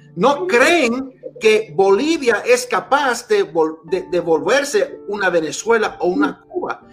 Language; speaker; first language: Spanish; early bilingual, heritage; Spanish